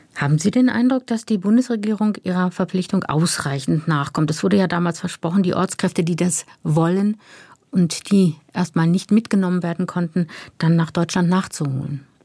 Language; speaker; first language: German; native; German